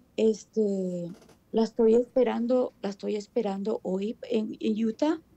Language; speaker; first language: Spanish; native; Spanish